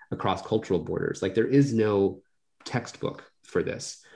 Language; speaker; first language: English; native; English